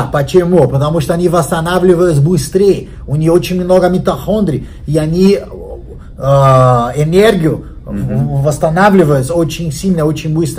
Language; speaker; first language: Russian; non-native, learner; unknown